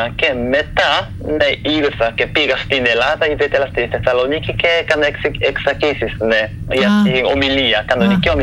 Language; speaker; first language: Greek; non-native, fluent; Japanese